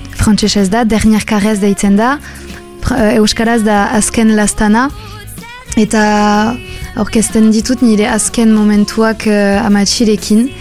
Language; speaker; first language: Basque; non-native, local second language; French